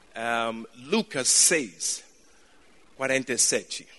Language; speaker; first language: Portuguese; non-native, fluent; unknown